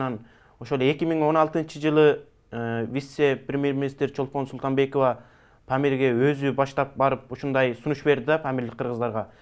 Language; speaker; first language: Kyrgyz; early bilingual, heritage; Kyrgyz